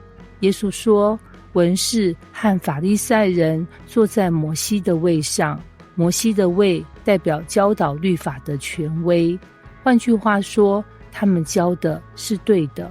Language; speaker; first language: Chinese; native; Chinese